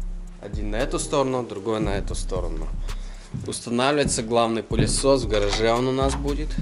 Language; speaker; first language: Russian; native; Russian